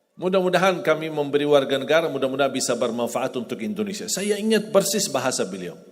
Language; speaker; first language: Malay; non-native, fluent; Arabic